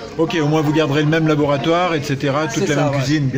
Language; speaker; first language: French; native; French